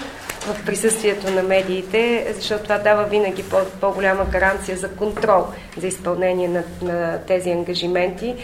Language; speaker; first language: Bulgarian; native; Bulgarian